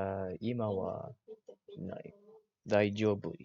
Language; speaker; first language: Japanese; non-native, learner; Malay